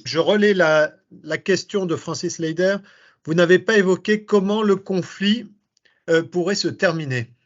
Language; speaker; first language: French; native; French